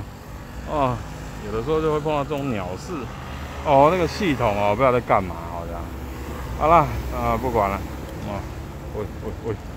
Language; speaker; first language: Chinese; native; Chinese